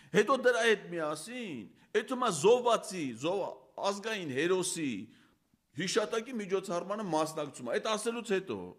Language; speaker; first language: Armenian; native; Armenian